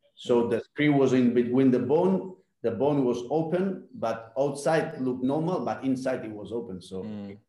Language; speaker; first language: English; non-native, fluent; Spanish